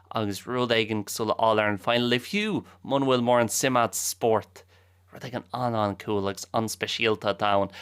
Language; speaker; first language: Irish; native; Irish